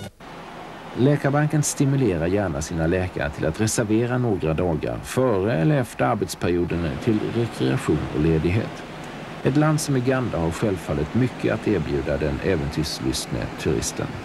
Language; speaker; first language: Swedish; native; Swedish